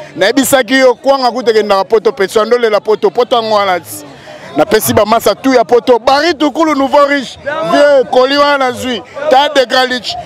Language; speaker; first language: Lingala; native; Lingala